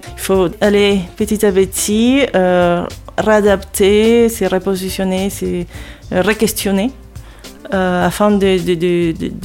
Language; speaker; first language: French; non-native, fluent; Spanish